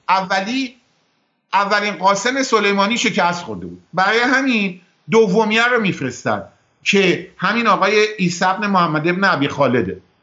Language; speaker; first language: Persian; native; Persian